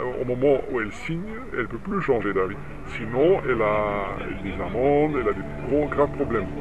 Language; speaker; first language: French; non-native, fluent; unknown